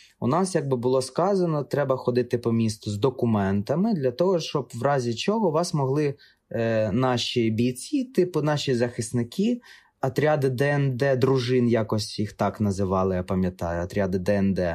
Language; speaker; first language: Ukrainian; non-native, local second language; Russian